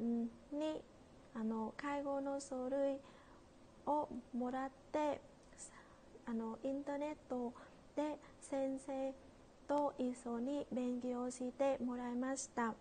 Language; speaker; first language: Japanese; non-native, learner; Vietnamese